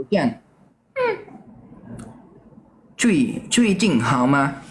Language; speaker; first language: Chinese; non-native, learner; Thai